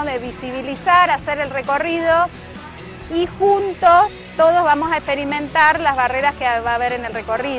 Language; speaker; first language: Spanish; native; Spanish